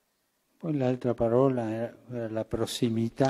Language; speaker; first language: Italian; early bilingual, heritage; Spanish